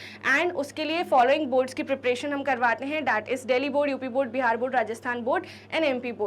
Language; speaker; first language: Hindi; native; Hindi